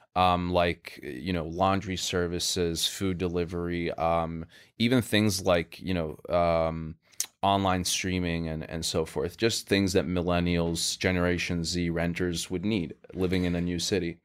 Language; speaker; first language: English; non-native, fluent; Swedish